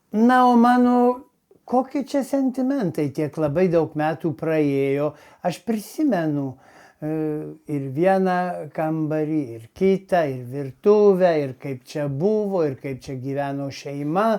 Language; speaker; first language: Lithuanian; native; Lithuanian